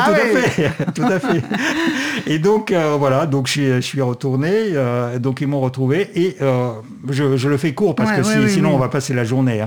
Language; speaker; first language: French; non-native, fluent; Russian